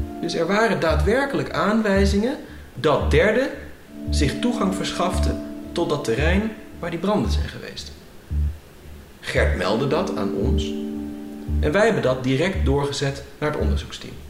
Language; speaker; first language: Dutch; native; Dutch